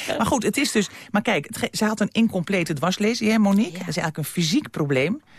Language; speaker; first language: Dutch; native; Dutch